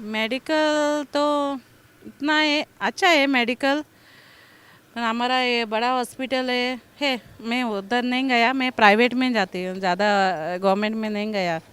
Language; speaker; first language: Hindi; non-native, local second language; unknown